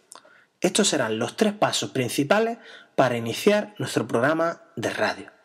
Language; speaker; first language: Spanish; native; Spanish